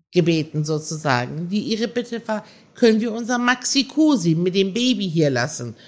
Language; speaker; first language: German; early bilingual, other home language; Persian